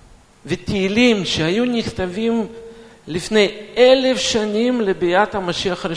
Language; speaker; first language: Hebrew; non-native, fluent; Russian